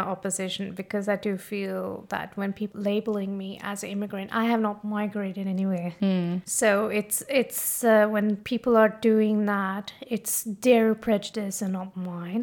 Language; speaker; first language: English; non-native, fluent; Norwegian